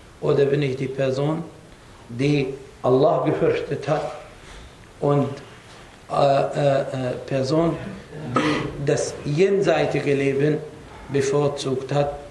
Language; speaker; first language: German; non-native, fluent; Arabic